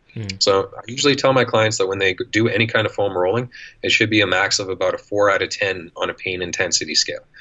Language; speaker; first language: English; native; English